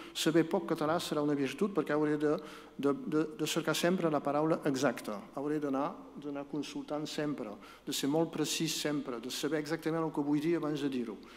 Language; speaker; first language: Catalan; non-native, local second language; French